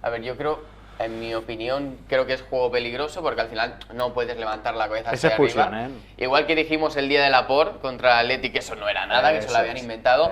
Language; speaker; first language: Spanish; native; Spanish